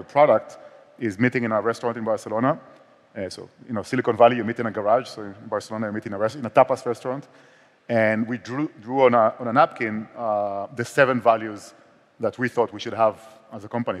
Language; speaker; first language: English; non-native, fluent; Hebrew